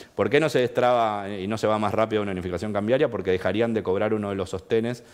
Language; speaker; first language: Spanish; native; Spanish